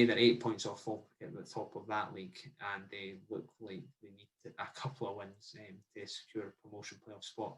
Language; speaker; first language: English; native; English